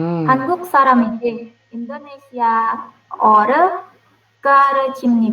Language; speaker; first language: Korean; non-native, learner; Indonesian